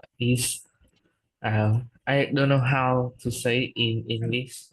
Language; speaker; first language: English; non-native, learner; Vietnamese